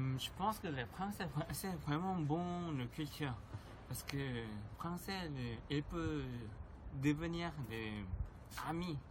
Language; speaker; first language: French; non-native, learner; Korean